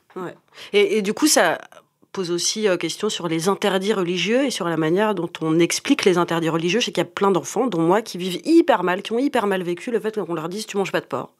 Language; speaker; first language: French; native; French